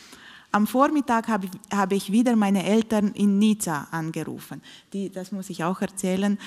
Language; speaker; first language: German; non-native, fluent; Romanian